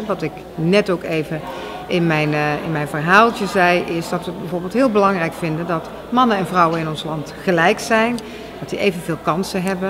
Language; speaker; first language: Dutch; native; Dutch